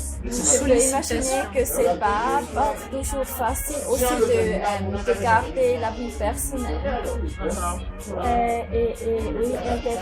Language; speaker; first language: French; non-native, fluent; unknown